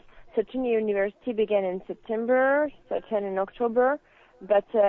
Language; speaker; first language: English; non-native, learner; French